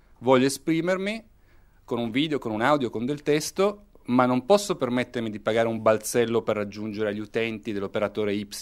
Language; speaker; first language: Italian; native; Italian